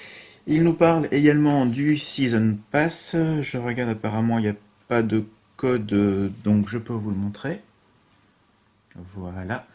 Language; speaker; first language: French; native; French